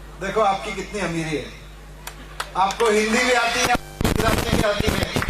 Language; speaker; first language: Hindi; native; Hindi